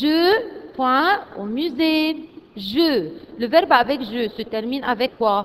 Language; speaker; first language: French; non-native, fluent; Arabic